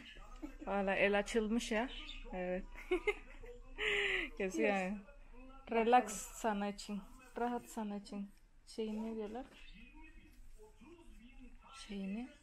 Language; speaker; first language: Turkish; non-native, learner; Spanish